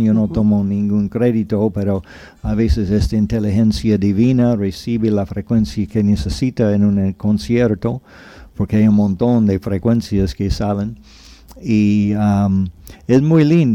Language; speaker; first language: Spanish; non-native, fluent; English